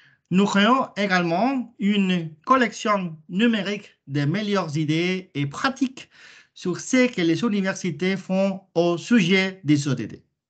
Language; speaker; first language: French; non-native, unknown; Spanish